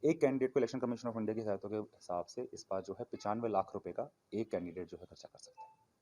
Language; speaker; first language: Hindi; non-native, local second language; Punjabi